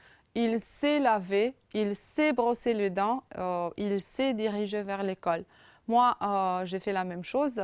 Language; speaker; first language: French; non-native, fluent; Romanian